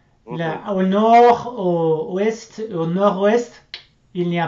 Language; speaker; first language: French; non-native, learner; English